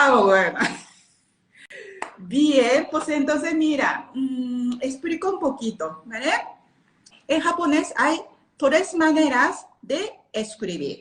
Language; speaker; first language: Spanish; non-native, learner; Japanese